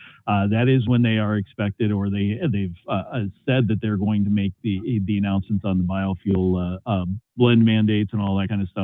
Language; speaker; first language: English; native; English